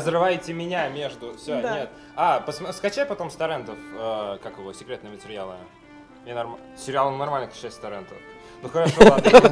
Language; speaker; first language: Russian; native; Russian